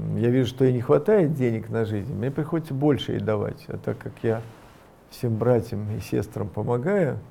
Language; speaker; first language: Russian; native; Russian